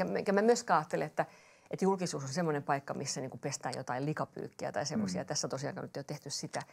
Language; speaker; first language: Finnish; native; Finnish